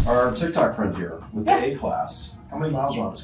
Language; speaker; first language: English; native; English